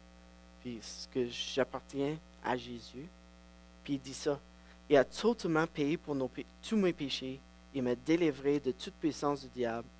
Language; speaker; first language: French; non-native, local second language; English